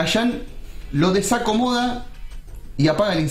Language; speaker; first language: Spanish; native; Spanish